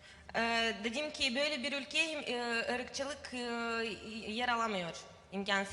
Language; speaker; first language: Turkish; non-native, learner; Ukrainian